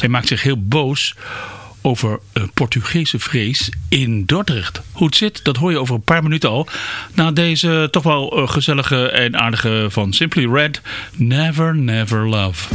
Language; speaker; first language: Dutch; native; Dutch